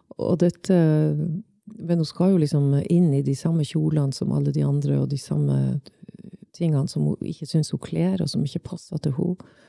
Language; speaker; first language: Norwegian; native; Norwegian